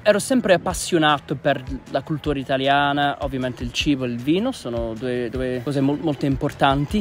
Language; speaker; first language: Italian; non-native, fluent; English